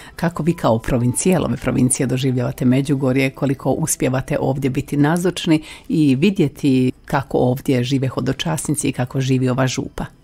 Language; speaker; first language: Croatian; native; Croatian